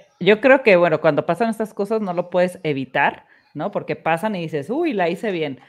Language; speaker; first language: Spanish; early bilingual, heritage; Spanish